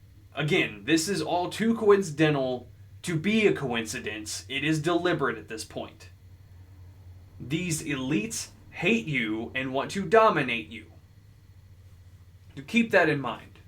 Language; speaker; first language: English; native; English